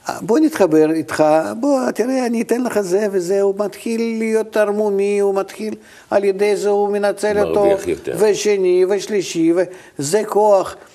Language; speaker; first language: Hebrew; non-native, fluent; Russian